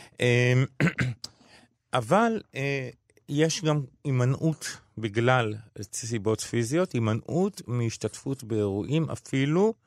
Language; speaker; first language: Hebrew; native; Hebrew